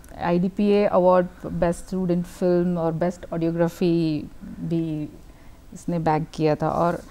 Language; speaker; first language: Hindi; native; Hindi